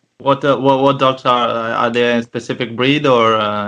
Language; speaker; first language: English; non-native, fluent; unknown